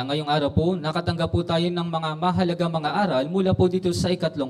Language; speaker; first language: Filipino; native; Filipino